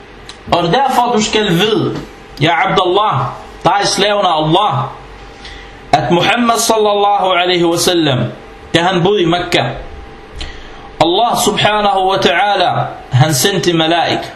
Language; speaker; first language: Danish; non-native, fluent; Arabic